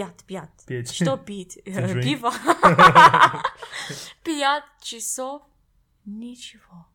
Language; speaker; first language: Russian; non-native, learner; English